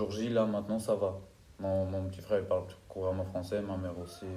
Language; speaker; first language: French; non-native, fluent; Albanian